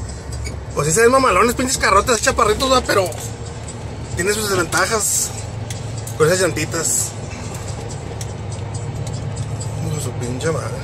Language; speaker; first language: Spanish; native; Spanish